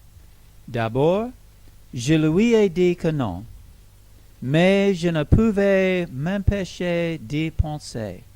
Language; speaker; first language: French; non-native, learner; English